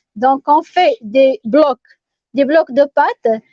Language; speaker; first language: French; non-native, local second language; Arabic